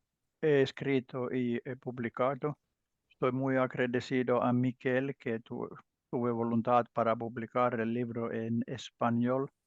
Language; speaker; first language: Spanish; non-native, learner; Finnish